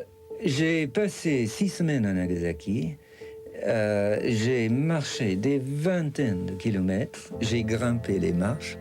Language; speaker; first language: French; non-native, fluent; English